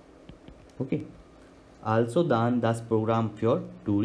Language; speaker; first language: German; non-native, learner; Hindi